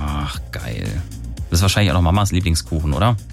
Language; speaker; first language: German; native; German